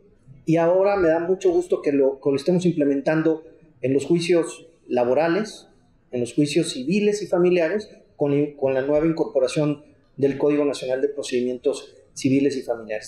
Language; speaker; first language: Spanish; native; Spanish